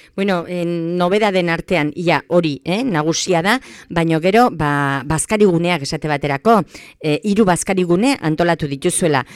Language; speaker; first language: Basque; native; Basque